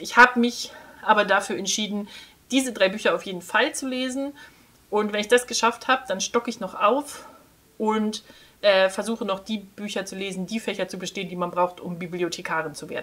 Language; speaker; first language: German; native; German